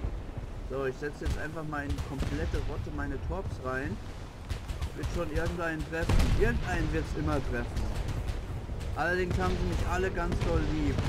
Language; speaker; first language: German; native; German